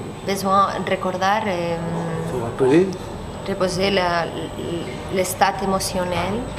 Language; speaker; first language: French; non-native, learner; Spanish